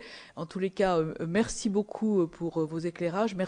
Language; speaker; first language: French; native; French